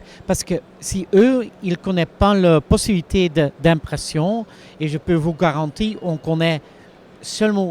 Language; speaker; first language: French; non-native, local second language; Dutch